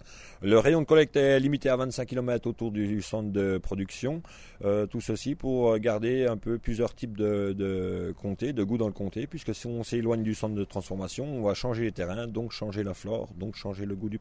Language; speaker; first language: French; native; French